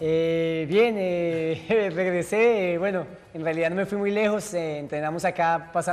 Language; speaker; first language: Spanish; native; Spanish